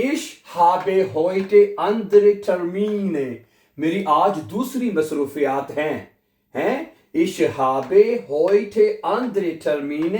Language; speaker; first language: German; non-native, fluent; Urdu